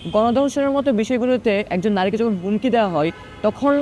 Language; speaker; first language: Bangla; non-native, local second language; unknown